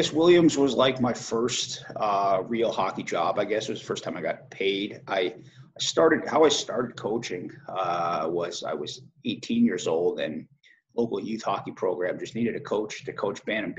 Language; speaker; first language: English; native; English